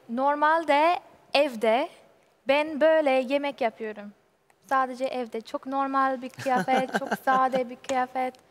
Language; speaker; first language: Turkish; non-native, learner; English